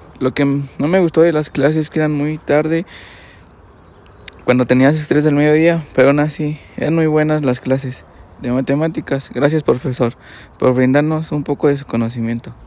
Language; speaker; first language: Spanish; native; Spanish